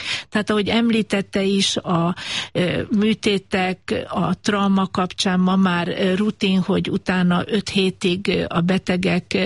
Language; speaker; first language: Hungarian; native; Hungarian